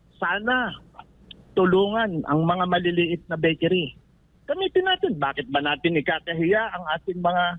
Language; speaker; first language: Filipino; native; Filipino